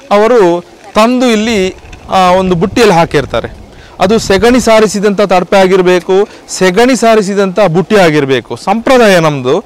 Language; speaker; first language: Kannada; non-native, local second language; Tulu